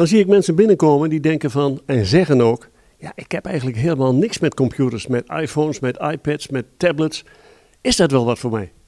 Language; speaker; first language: Dutch; native; Dutch